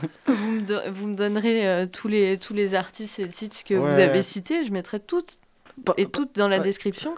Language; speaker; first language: French; native; French